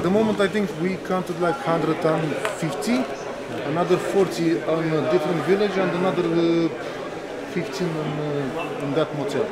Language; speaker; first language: English; non-native, learner; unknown